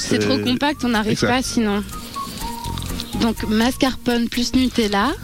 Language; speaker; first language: French; native; French